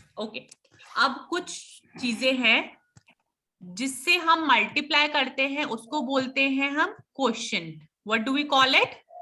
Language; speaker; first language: Hindi; native; Hindi